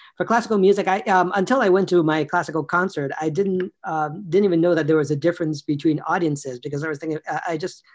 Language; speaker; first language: English; native; English